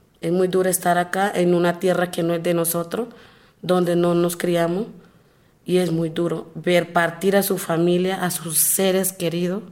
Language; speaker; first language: Spanish; non-native, local second language; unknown